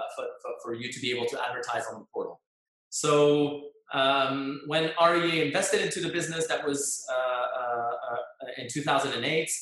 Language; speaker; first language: English; non-native, fluent; French